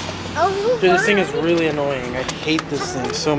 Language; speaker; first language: English; native; English